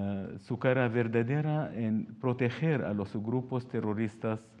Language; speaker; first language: Spanish; non-native, fluent; Arabic